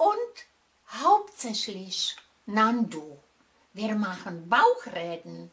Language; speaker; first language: German; non-native, fluent; Czech